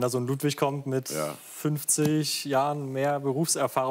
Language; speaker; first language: German; native; German